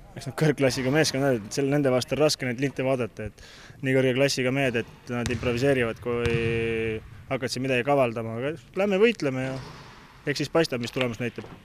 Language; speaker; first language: Estonian; native; Estonian